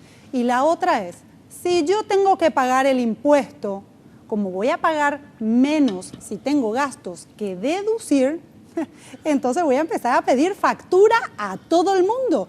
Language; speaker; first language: Spanish; native; Spanish